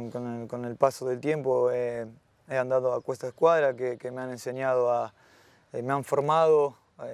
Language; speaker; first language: Italian; non-native, fluent; Spanish